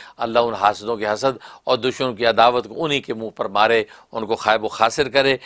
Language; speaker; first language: Urdu; native; Urdu